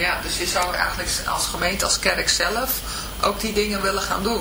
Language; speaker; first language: Dutch; native; Dutch